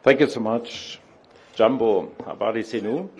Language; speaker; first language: English; non-native, fluent; German